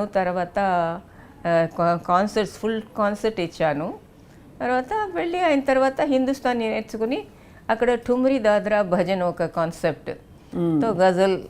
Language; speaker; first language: Telugu; non-native, local second language; Tamil